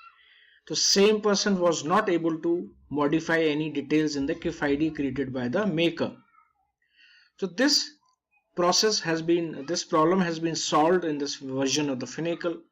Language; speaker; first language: English; non-native, local second language; Hindi